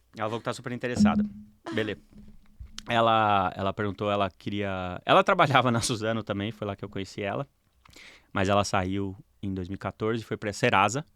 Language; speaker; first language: Portuguese; native; Portuguese